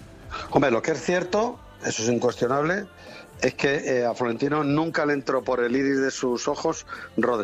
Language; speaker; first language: Spanish; native; Spanish